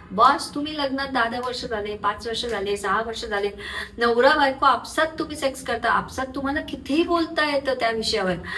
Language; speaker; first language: Marathi; non-native, local second language; Urdu